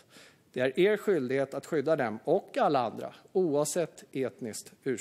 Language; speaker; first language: Swedish; native; Swedish